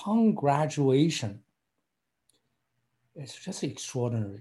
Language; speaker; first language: English; non-native, fluent; Chinese